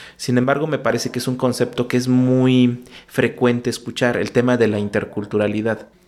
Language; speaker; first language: Spanish; non-native, local second language; Mixtepec Mixtec